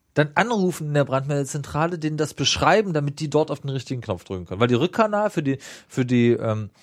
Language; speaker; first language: German; native; German